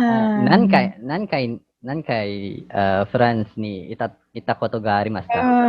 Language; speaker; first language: Japanese; non-native, learner; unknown